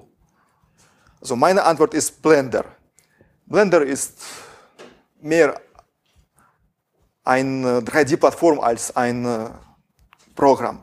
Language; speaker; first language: German; non-native, fluent; Russian